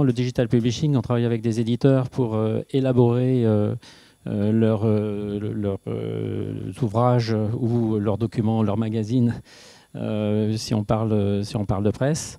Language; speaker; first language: French; native; French